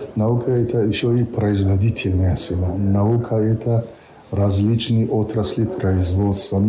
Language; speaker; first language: Russian; non-native, local second language; Tajik